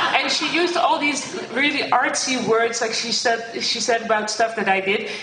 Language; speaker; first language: English; non-native, fluent; Dutch